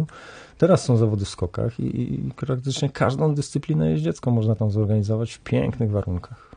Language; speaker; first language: Polish; native; Polish